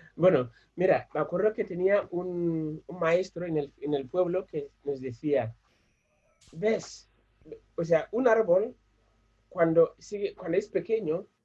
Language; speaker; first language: Spanish; non-native, fluent; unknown